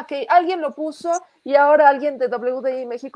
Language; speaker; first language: Spanish; native; Spanish